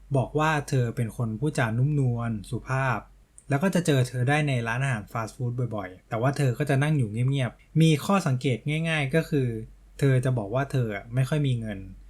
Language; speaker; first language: Thai; native; Thai